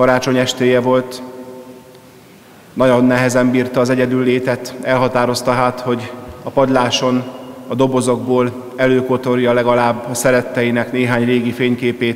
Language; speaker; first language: Hungarian; native; Hungarian